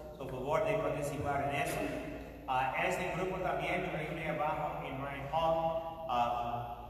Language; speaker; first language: Spanish; non-native, fluent; English